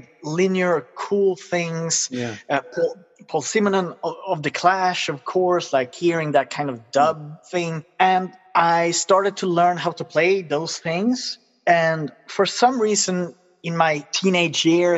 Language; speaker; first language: English; non-native, fluent; Swedish